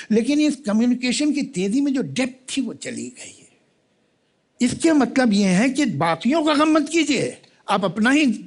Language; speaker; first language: Hindi; native; Hindi